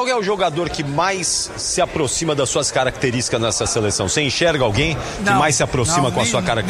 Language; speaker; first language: Portuguese; native; Portuguese